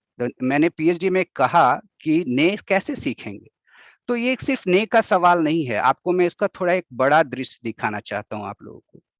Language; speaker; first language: Hindi; native; Hindi